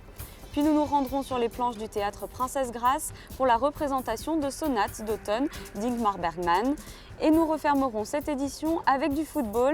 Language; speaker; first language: French; native; French